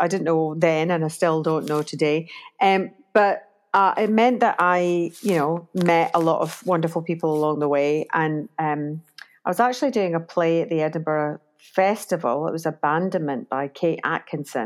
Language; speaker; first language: English; native; English